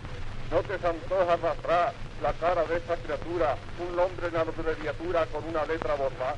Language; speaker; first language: Spanish; native; Spanish